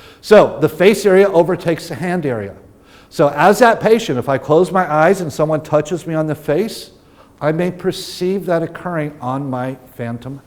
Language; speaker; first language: English; native; English